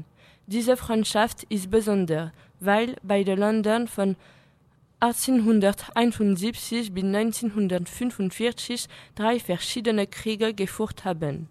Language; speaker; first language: German; non-native, learner; French